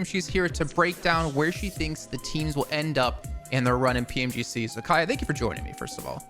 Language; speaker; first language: English; native; English